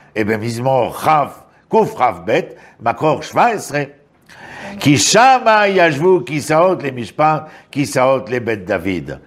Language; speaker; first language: Hebrew; non-native, fluent; French